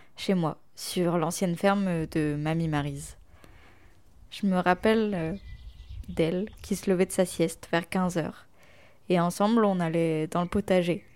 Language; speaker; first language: French; non-native, local second language; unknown